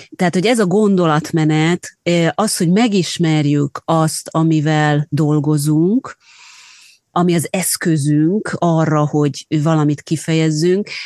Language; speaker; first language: Hungarian; native; Hungarian